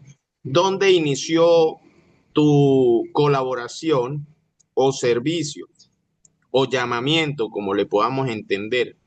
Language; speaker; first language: Spanish; native; Spanish